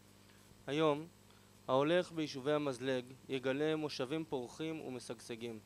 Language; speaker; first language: Hebrew; native; Hebrew